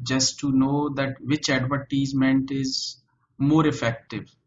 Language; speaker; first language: English; native; English